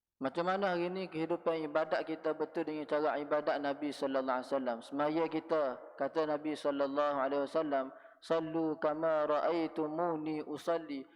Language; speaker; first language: Malay; native; Malay